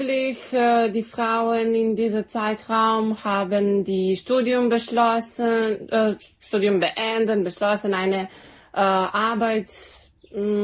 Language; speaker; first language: German; non-native, fluent; Serbian